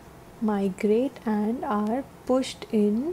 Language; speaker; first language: English; non-native, local second language; Hindi